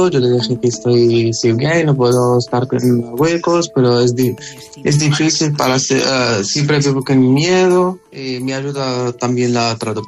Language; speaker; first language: Spanish; non-native, learner; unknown